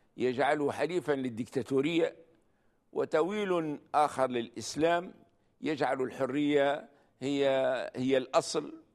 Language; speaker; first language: Arabic; native; Arabic